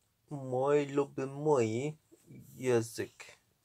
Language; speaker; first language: Russian; non-native, learner; Morisyen